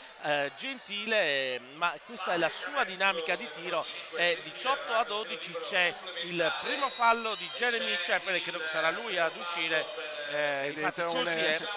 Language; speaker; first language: Italian; native; Italian